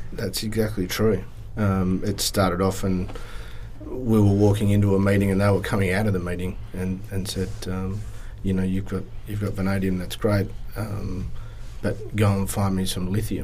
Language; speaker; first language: English; native; English